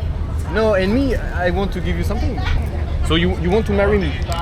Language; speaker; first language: English; non-native, learner; French